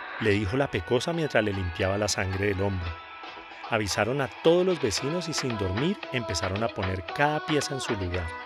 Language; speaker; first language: Spanish; native; Spanish